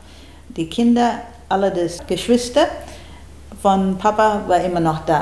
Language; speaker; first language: German; non-native, learner; English